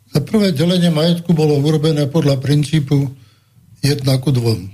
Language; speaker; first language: Slovak; native; Slovak